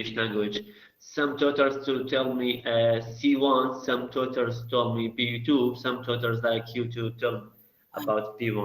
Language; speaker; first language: English; non-native, learner; Arabic